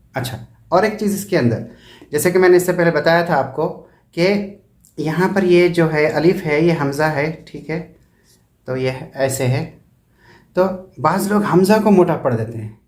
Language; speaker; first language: Urdu; native; Urdu